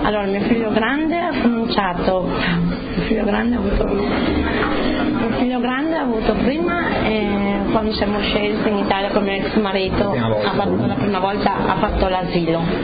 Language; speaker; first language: Italian; native; Italian